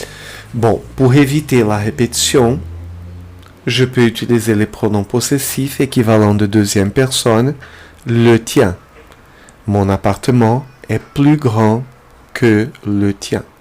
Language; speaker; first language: French; non-native, fluent; Portuguese